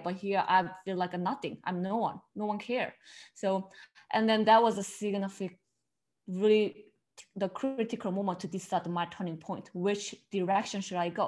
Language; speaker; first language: English; non-native, learner; Korean